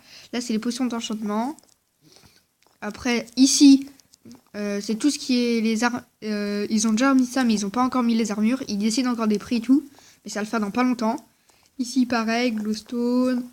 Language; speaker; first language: French; native; French